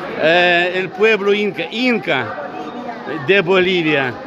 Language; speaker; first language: Spanish; non-native, learner; Ukrainian